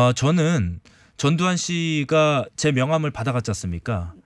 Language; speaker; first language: Korean; native; Korean